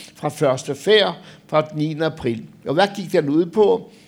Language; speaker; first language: Danish; native; Danish